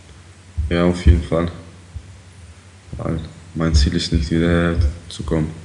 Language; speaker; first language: German; early bilingual, other home language; Ukrainian